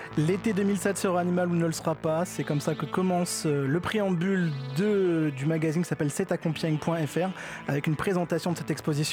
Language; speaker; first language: French; native; French